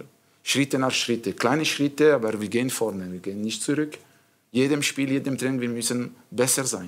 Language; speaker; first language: German; non-native, learner; French